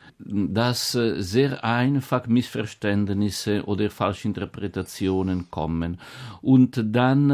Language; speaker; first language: German; non-native, fluent; Italian